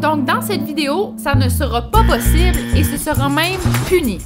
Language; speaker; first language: French; native; French